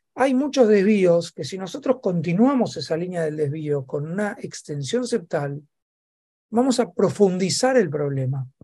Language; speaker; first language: Spanish; native; Spanish